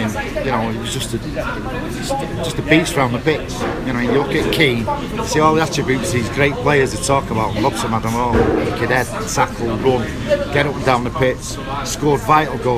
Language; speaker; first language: English; native; English